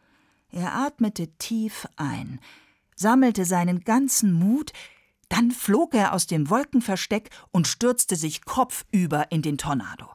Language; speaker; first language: German; native; German